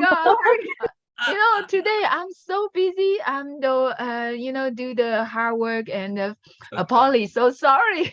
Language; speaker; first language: English; non-native, learner; Chinese